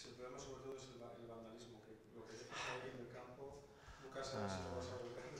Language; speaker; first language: Spanish; native; Spanish